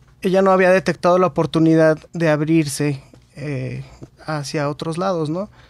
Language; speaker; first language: Spanish; native; Spanish